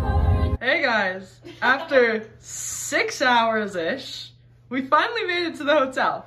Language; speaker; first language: English; native; English